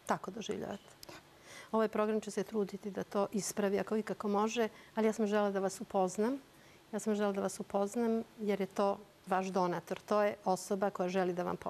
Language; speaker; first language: Bosnian; native; Bosnian